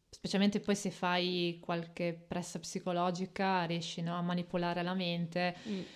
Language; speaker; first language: Italian; native; Italian